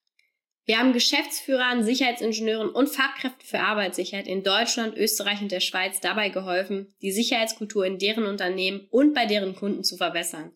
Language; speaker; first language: German; native; German